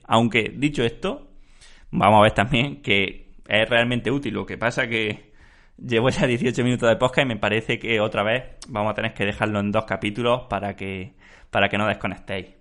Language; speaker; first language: Spanish; native; Spanish